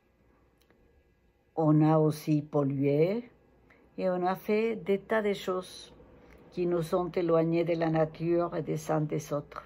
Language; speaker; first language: French; non-native, fluent; Spanish